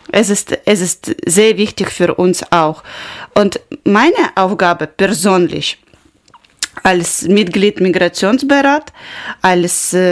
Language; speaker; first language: German; non-native, learner; Ukrainian